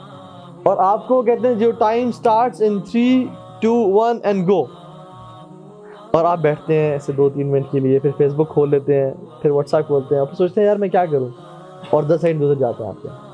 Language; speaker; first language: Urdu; native; Urdu